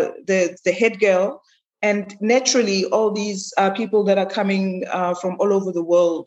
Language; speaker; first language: English; non-native, local second language; Zulu